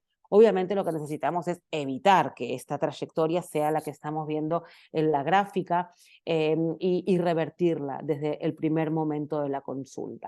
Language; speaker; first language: Spanish; native; Spanish